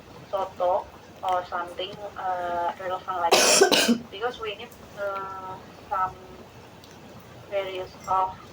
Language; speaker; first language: English; non-native, learner; Indonesian